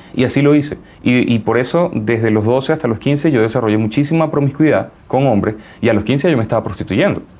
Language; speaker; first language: Spanish; native; Spanish